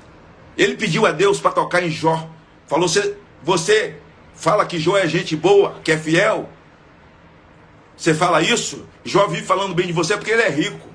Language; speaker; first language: Portuguese; native; Portuguese